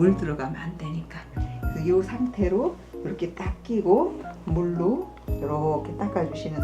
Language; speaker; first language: Korean; native; Korean